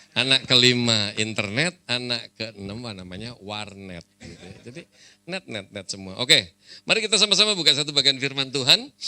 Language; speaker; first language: Indonesian; native; Indonesian